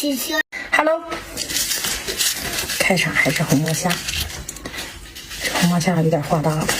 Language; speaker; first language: Chinese; native; Chinese